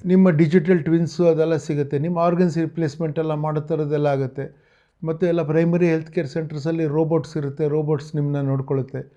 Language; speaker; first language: Kannada; native; Kannada